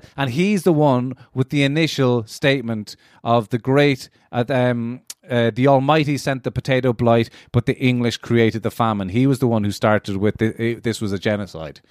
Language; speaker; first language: English; native; English